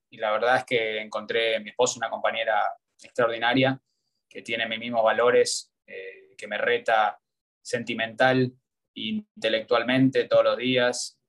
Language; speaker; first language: Spanish; native; Spanish